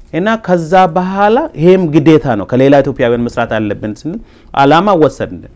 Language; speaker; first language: Amharic; non-native, local second language; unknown